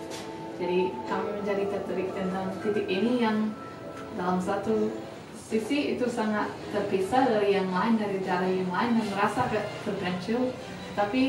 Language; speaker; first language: Indonesian; non-native, fluent; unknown